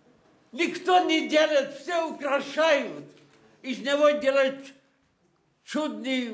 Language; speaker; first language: Russian; non-native, local second language; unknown